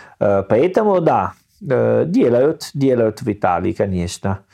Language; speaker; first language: Russian; non-native, learner; Italian